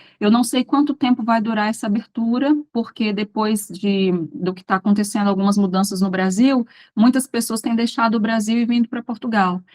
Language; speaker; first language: Portuguese; native; Portuguese